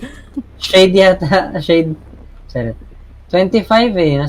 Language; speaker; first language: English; non-native, local second language; Filipino